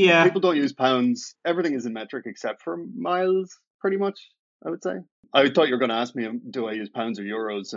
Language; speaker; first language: English; native; English